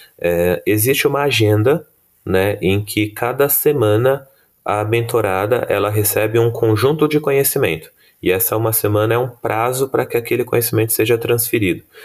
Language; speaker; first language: Portuguese; native; Portuguese